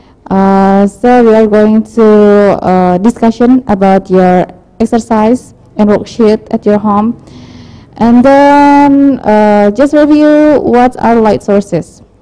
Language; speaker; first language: English; non-native, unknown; Indonesian